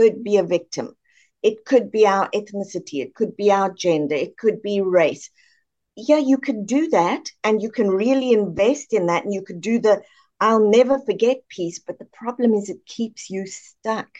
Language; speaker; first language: English; native; English